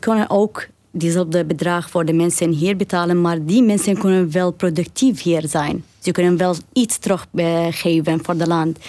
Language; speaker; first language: Dutch; non-native, learner; Arabic